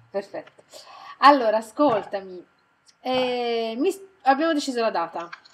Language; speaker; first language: Italian; native; Italian